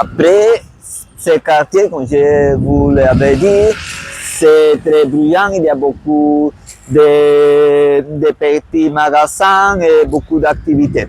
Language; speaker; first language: French; non-native, fluent; Spanish